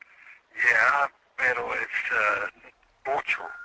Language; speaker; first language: Spanish; non-native, learner; English